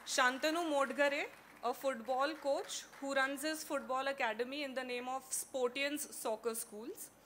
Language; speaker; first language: Hindi; non-native, local second language; Marathi